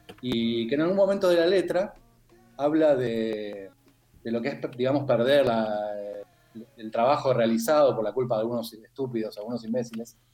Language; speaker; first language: Spanish; native; Spanish